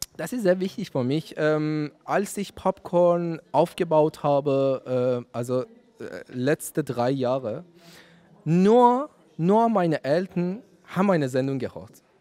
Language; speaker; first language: German; non-native, fluent; Persian